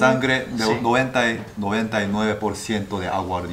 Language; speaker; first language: Spanish; non-native, learner; Korean